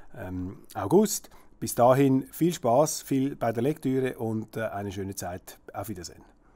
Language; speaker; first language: German; native; German